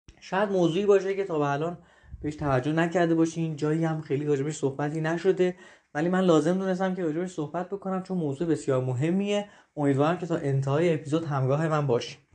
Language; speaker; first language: Persian; native; Persian